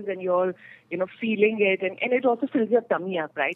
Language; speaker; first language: English; non-native, local second language; Hindi